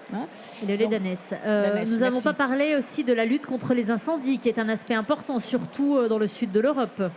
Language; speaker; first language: French; native; French